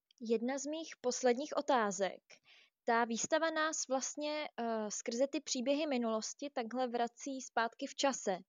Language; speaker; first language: Czech; native; Czech